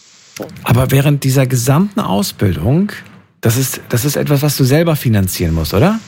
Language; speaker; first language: German; native; German